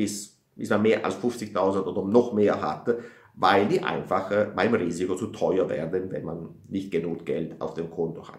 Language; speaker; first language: German; non-native, fluent; Italian